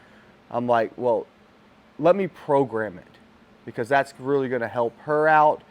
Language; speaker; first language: English; native; English